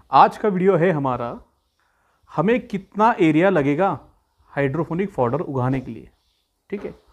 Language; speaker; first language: Hindi; non-native, local second language; Marathi